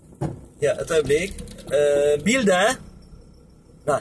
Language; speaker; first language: Swedish; non-native, learner; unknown